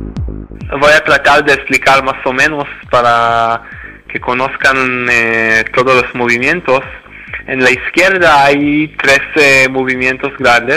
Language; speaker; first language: Spanish; non-native, fluent; Hebrew